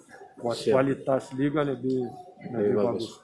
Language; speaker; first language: Indonesian; non-native, fluent; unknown